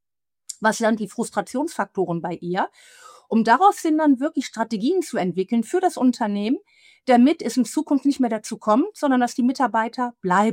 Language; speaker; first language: German; native; German